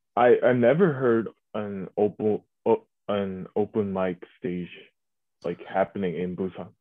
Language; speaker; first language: English; early bilingual, other home language; Korean